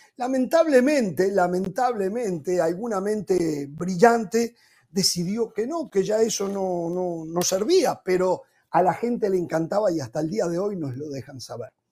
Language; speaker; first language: Spanish; native; Spanish